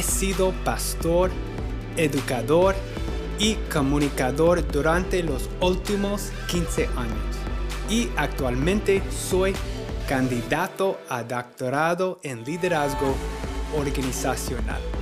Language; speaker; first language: Spanish; non-native, fluent; English